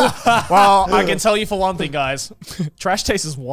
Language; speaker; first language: English; native; English